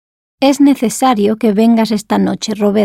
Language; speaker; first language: Spanish; non-native, learner; English